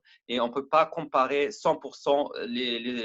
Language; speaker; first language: French; non-native, learner; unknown